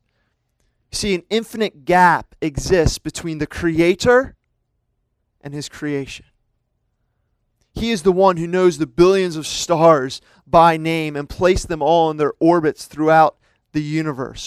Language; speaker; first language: English; native; English